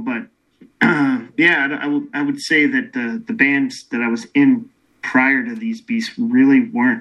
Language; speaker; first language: English; native; English